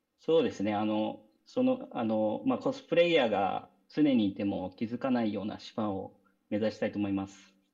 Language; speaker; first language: Japanese; native; Japanese